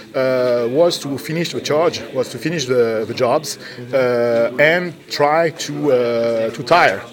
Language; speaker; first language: English; non-native, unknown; French